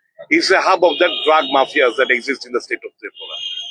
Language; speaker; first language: English; non-native, local second language; Bangla